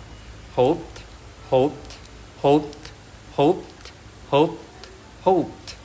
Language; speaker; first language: English; non-native, learner; Indonesian